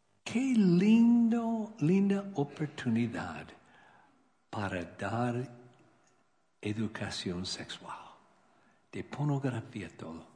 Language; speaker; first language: Spanish; non-native, learner; English